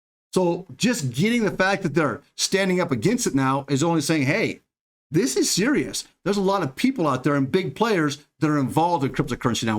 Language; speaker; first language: English; native; English